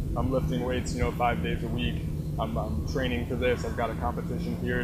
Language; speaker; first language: English; native; English